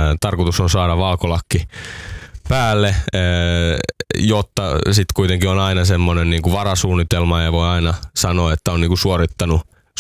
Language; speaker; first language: Finnish; native; Finnish